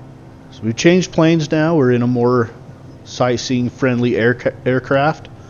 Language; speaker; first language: English; native; English